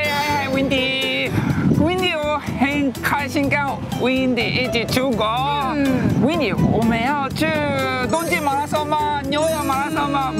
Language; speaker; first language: Chinese; non-native, fluent; Japanese